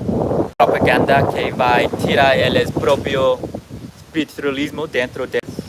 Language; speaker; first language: Portuguese; non-native, learner; English